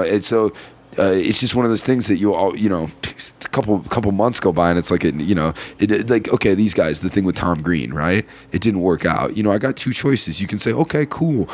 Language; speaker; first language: English; native; English